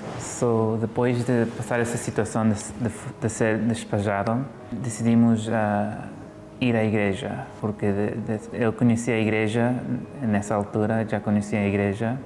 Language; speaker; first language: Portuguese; early bilingual, heritage; Portuguese